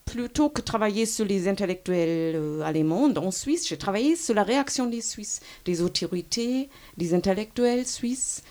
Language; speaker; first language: French; non-native, fluent; German